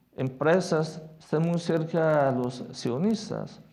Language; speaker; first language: Spanish; non-native, fluent; Persian